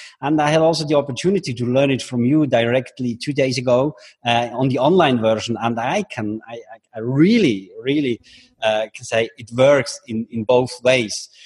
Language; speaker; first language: English; non-native, fluent; German